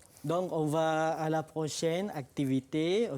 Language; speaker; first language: French; non-native, fluent; Malay